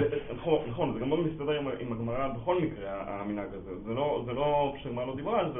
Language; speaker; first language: Hebrew; non-native, fluent; English